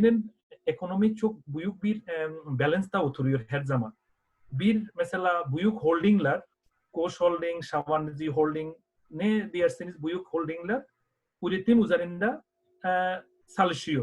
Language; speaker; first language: Turkish; non-native, fluent; Bangla